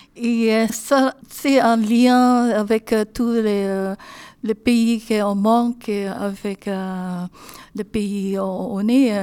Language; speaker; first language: French; non-native, learner; Filipino